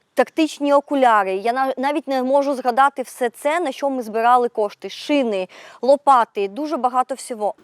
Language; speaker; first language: Ukrainian; native; Ukrainian